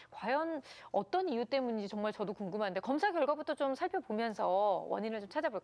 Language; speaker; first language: Korean; native; Korean